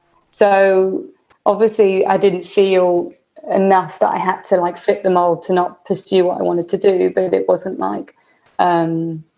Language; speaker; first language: English; native; English